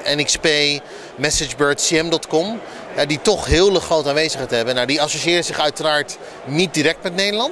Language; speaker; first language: Dutch; native; Dutch